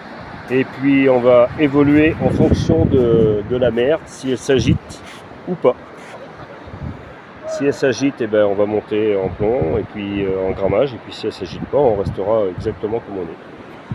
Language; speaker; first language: French; native; French